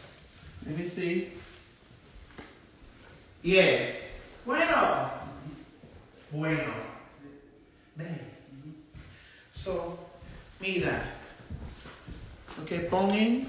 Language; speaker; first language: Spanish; non-native, learner; English